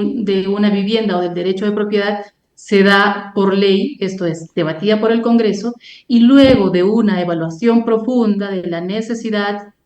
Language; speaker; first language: Spanish; native; Spanish